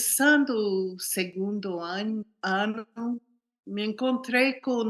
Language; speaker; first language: Portuguese; non-native, fluent; English